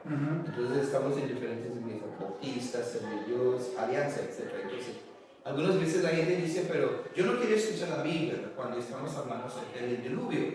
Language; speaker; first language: Spanish; non-native, learner; English